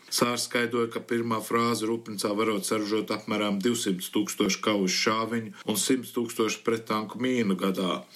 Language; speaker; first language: Latvian; early bilingual, heritage; Latvian